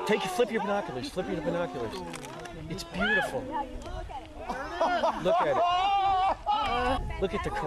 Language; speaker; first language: English; native; English